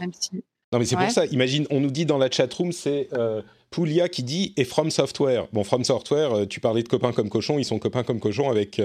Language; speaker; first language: French; native; French